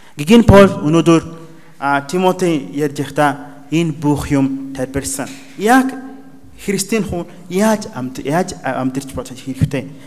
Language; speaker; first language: Mongolian; non-native, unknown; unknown